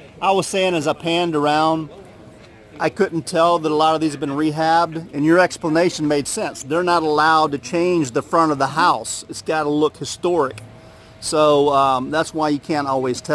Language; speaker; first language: English; native; English